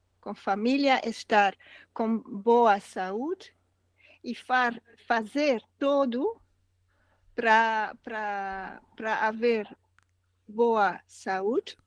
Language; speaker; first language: Portuguese; non-native, learner; Dutch